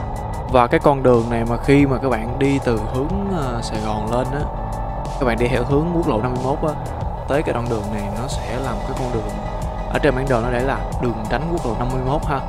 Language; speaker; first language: Vietnamese; native; Vietnamese